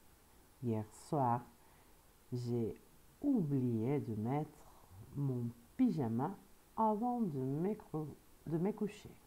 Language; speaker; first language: French; non-native, fluent; Spanish